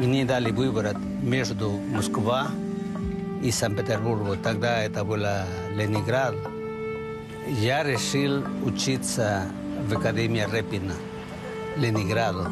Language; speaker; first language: Russian; non-native, fluent; Chinese